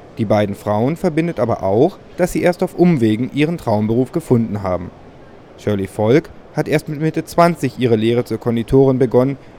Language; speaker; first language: German; native; German